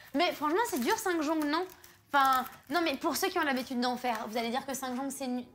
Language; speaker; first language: French; native; French